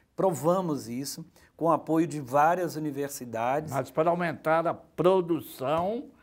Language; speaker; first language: Portuguese; native; Portuguese